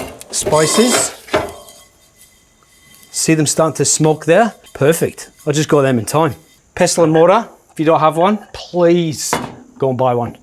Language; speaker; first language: English; native; English